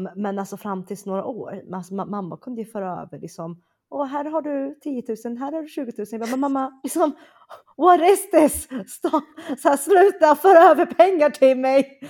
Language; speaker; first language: Swedish; early bilingual, other home language; Chinese